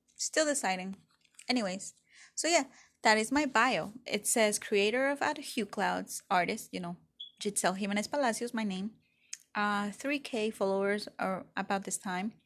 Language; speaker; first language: English; early bilingual, other home language; Spanish